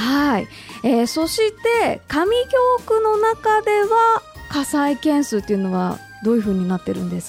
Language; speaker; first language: Japanese; native; Japanese